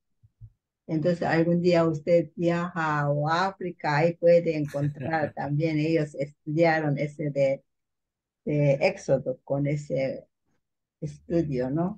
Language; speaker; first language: Spanish; non-native, learner; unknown